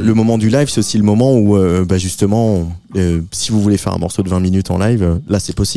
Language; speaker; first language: French; native; French